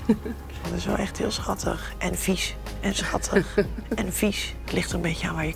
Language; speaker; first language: Dutch; native; Dutch